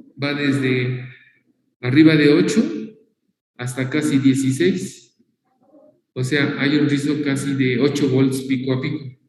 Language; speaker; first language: Spanish; native; Spanish